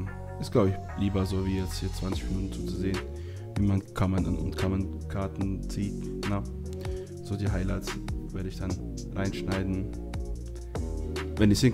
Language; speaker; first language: German; native; German